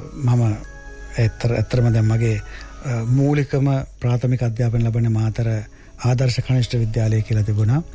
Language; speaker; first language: Sinhala; non-native, local second language; Tamil